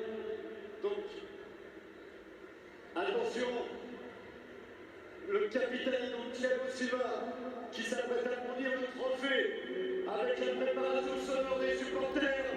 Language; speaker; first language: French; native; French